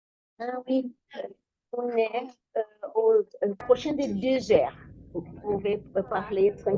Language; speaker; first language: French; non-native, learner; Portuguese